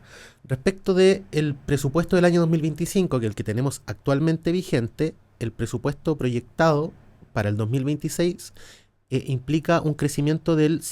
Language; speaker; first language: Spanish; native; Spanish